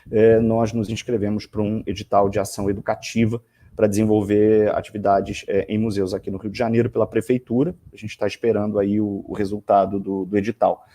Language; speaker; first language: Portuguese; native; Portuguese